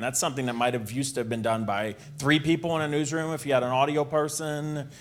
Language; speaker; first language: English; native; English